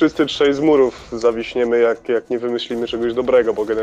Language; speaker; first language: Polish; native; Polish